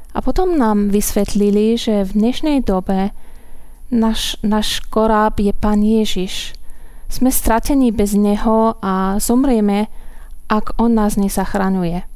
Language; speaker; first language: Slovak; non-native, fluent; German